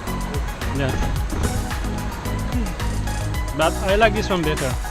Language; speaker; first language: English; non-native, learner; Finnish